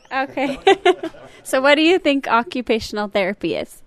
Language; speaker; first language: English; native; English